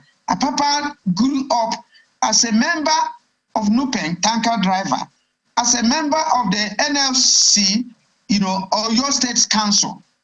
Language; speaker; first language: English; non-native, local second language; Igbo